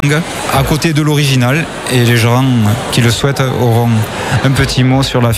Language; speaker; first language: French; native; French